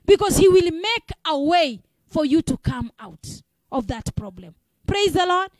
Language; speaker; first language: English; non-native, local second language; Swahili